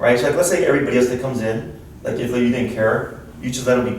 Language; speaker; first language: English; native; English